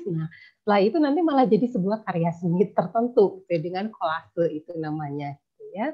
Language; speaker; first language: Indonesian; native; Indonesian